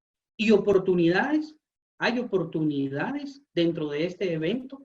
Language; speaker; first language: Spanish; native; Spanish